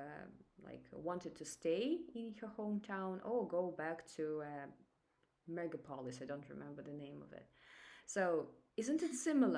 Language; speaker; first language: English; non-native, fluent; Russian